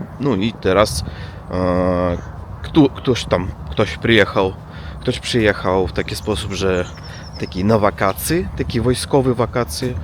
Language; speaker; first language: Polish; non-native, learner; Russian